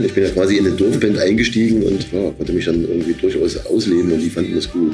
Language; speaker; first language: German; native; German